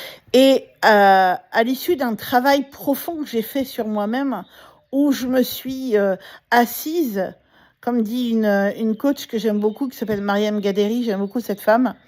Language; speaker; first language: French; native; French